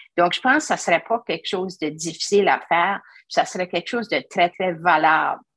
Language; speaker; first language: French; native; French